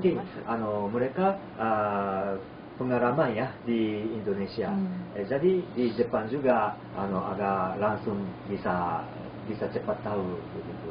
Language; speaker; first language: Indonesian; non-native, learner; Japanese